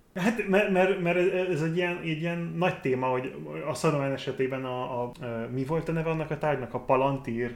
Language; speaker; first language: Hungarian; native; Hungarian